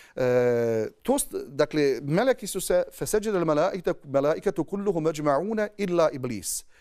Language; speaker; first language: Bosnian; native; Bosnian